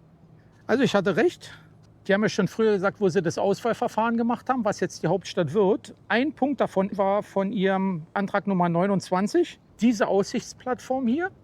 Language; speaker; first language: German; native; German